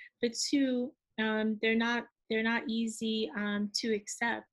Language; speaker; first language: English; early bilingual, other home language; Haitian Creole